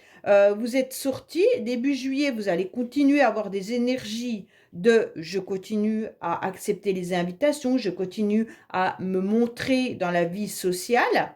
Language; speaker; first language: French; native; French